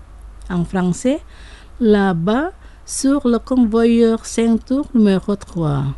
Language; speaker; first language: French; non-native, fluent; Indonesian